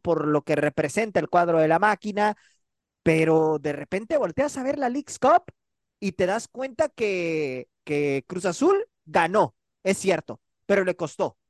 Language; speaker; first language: Spanish; native; Spanish